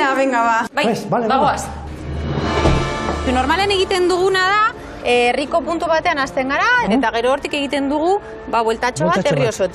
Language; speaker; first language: Basque; non-native, local second language; Spanish